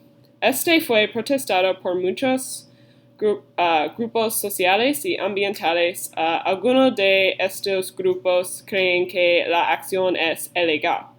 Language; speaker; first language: Spanish; non-native, learner; English